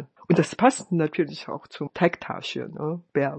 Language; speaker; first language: German; non-native, fluent; Chinese